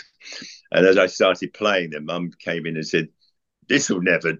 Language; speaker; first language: English; native; English